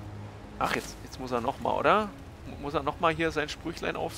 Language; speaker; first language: German; native; German